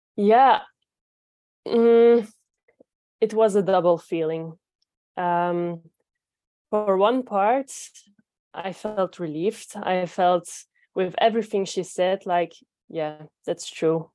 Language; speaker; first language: English; non-native, fluent; Dutch